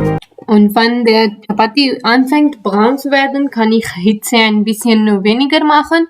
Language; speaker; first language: German; non-native, learner; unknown